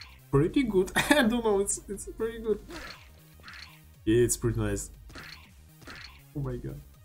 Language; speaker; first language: English; non-native, learner; Russian